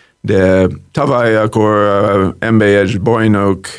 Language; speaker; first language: Hungarian; non-native, learner; English